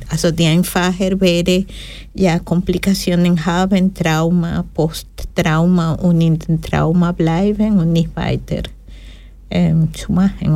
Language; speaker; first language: German; non-native, learner; Spanish